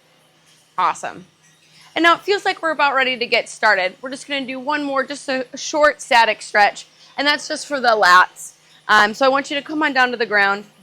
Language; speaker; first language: English; native; English